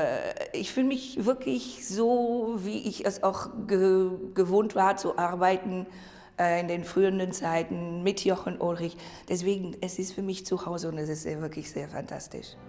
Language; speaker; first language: German; non-native, fluent; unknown